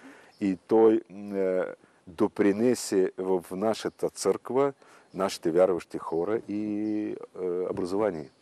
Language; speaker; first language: Bulgarian; non-native, fluent; Russian